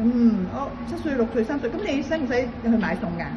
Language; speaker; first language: Cantonese; native; Cantonese